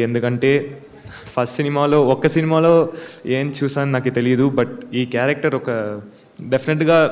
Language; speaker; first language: Telugu; non-native, learner; Tamil